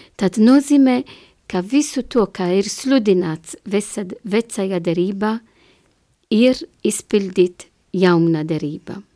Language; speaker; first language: Latvian; non-native, learner; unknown